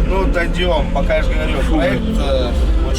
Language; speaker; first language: Russian; native; Russian